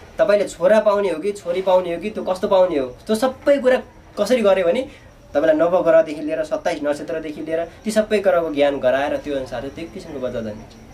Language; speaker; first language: Nepali; native; Nepali